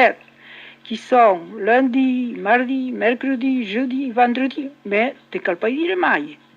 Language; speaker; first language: French; non-native, local second language; Occitan